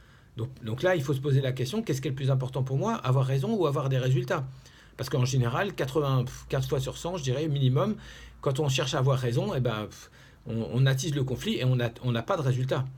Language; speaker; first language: French; native; French